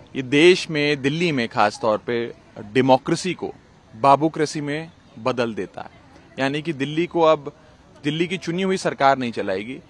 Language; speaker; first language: Hindi; native; Hindi